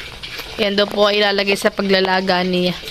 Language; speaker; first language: Filipino; native; Filipino